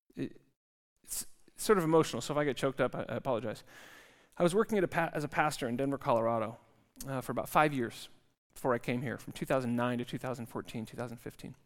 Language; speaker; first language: English; native; English